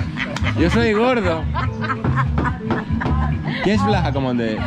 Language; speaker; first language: Spanish; non-native, learner; Greek